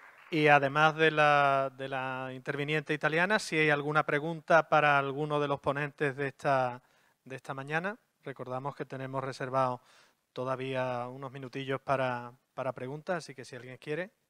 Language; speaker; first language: Spanish; native; Spanish